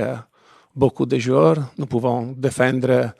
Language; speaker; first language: French; non-native, fluent; Italian